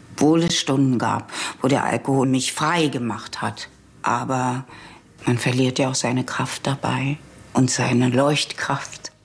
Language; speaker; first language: German; native; German